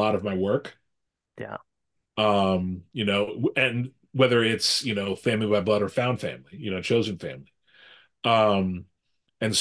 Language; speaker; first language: English; native; English